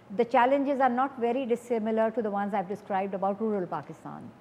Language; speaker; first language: English; non-native, local second language; Urdu